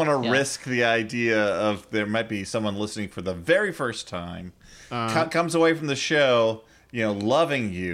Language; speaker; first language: English; native; English